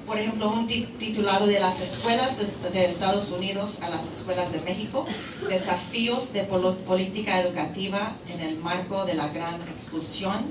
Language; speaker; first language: Spanish; non-native, fluent; English